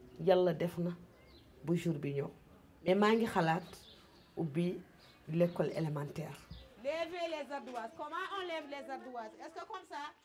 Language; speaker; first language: Wolof; non-native, local second language; Fula